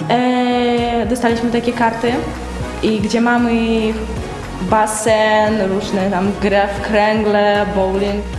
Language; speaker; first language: Polish; non-native, learner; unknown